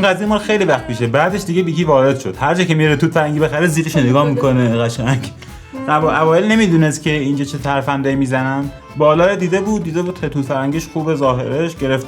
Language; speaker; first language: Persian; native; Persian